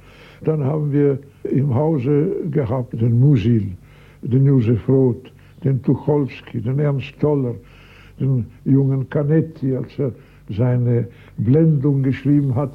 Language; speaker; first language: German; native; German